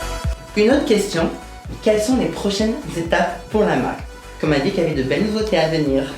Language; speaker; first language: French; native; French